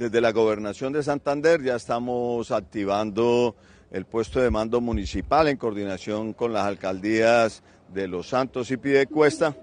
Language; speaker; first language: Spanish; native; Spanish